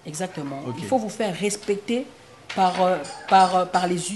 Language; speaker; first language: French; non-native, local second language; Lingala